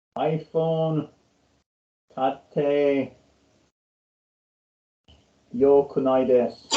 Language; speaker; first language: Japanese; non-native, learner; English